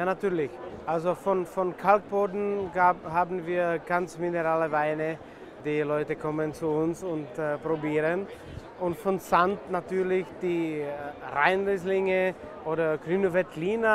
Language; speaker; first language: German; non-native, fluent; Czech